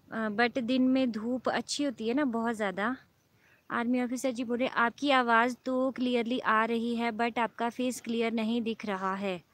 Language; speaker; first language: Hindi; native; Hindi